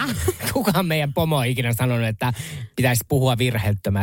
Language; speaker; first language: Finnish; native; Finnish